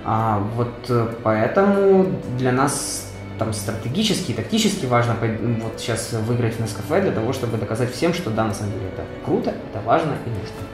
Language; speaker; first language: Russian; non-native, local second language; Ukrainian